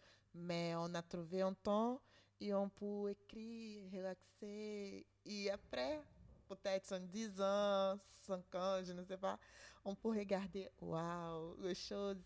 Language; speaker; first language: French; non-native, learner; Portuguese